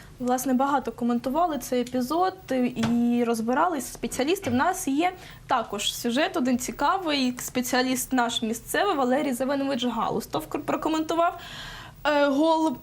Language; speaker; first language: Ukrainian; non-native, local second language; Russian